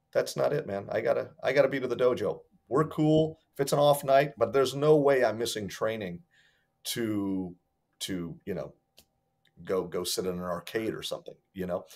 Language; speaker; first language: English; native; English